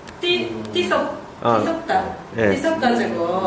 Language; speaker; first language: Korean; non-native, fluent; Japanese